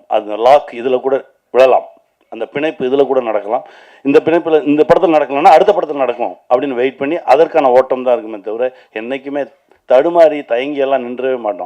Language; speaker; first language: Tamil; native; Tamil